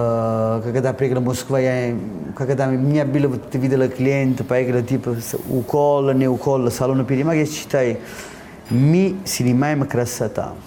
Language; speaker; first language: Russian; non-native, learner; Italian